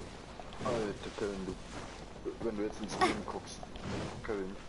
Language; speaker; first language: German; native; German